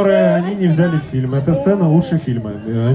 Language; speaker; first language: Russian; native; Russian